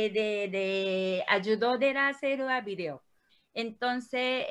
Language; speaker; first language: Spanish; non-native, learner; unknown